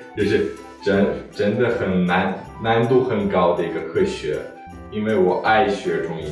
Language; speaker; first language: Chinese; non-native, fluent; Russian